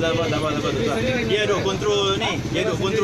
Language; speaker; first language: Malay; native; Malay